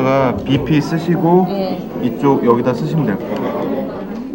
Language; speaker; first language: Korean; native; Korean